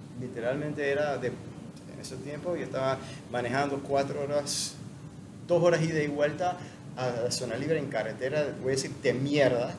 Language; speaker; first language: Spanish; non-native, fluent; English